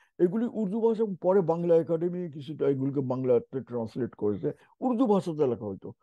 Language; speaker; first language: Bangla; non-native, local second language; Urdu